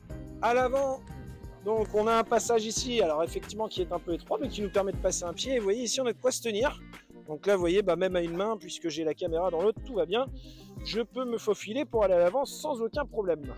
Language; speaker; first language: French; native; French